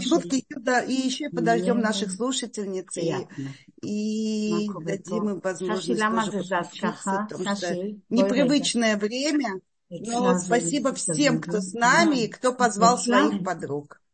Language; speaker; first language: Russian; native; Russian